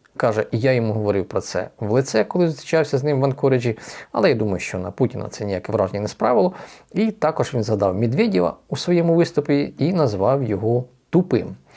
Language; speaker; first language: Ukrainian; native; Ukrainian